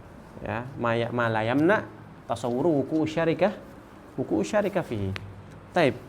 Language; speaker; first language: Arabic; non-native, fluent; Indonesian